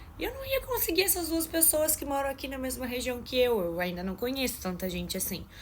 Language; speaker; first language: Portuguese; native; Portuguese